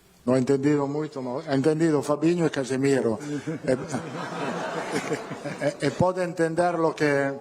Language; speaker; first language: Portuguese; non-native, learner; Italian